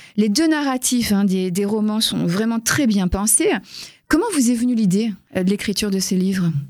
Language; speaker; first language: French; native; French